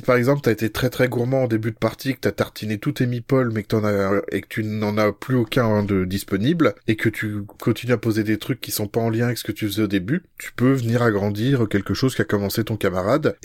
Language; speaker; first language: French; native; French